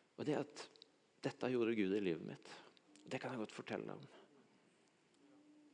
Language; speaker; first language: Norwegian; native; Norwegian